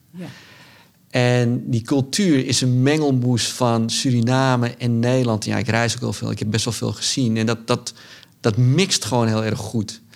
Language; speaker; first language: Dutch; early bilingual, other home language; Sranan Tongo